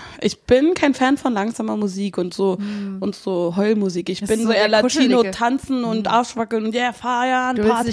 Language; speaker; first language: German; native; German